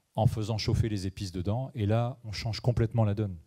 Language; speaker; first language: French; native; French